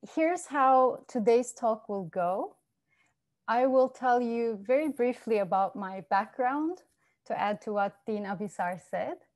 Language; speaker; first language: English; non-native, fluent; Turkish